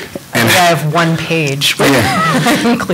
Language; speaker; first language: English; native; English